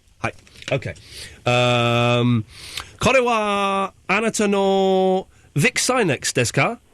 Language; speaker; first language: Japanese; non-native, learner; English